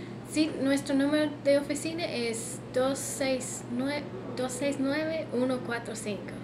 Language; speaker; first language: Spanish; non-native, fluent; English